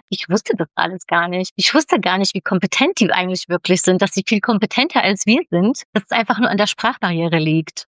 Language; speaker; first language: German; early bilingual, other home language; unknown